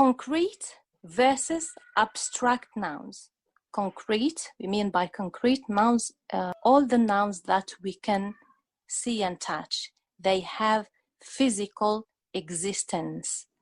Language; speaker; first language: English; non-native, fluent; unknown